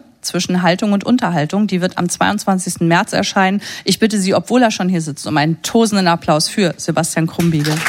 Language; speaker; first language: German; native; German